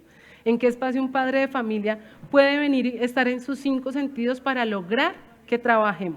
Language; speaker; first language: Spanish; native; Spanish